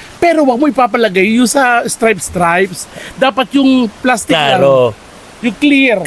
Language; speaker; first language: Filipino; native; Filipino